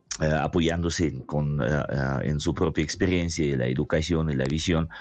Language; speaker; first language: Spanish; non-native, fluent; Russian